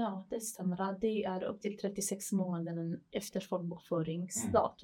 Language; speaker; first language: Swedish; non-native, fluent; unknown